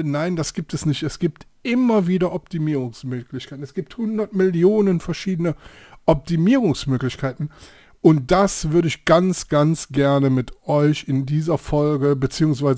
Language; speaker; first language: German; native; German